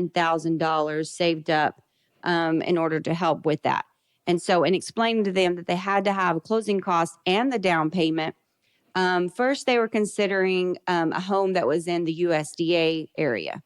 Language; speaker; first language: English; native; English